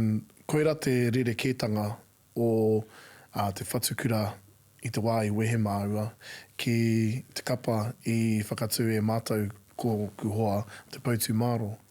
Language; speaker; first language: Māori; non-native, local second language; English